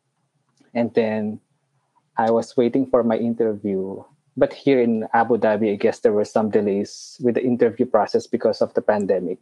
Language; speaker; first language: English; non-native, local second language; Pampanga